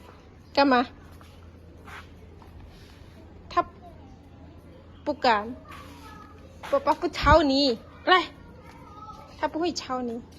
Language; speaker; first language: Chinese; non-native, fluent; Lao